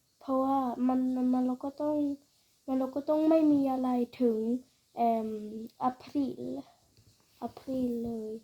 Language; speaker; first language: Thai; early bilingual, heritage; Thai